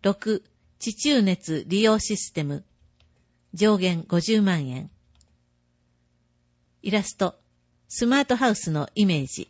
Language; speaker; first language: Japanese; native; Japanese